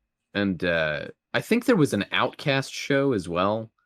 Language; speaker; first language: English; native; English